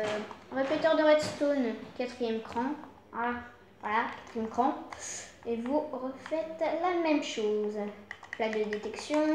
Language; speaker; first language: French; native; French